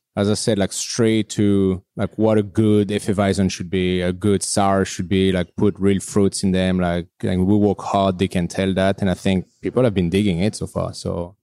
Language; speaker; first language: English; non-native, fluent; French